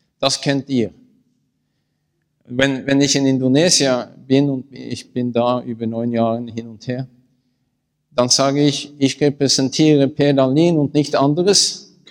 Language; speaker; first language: German; non-native, learner; Norwegian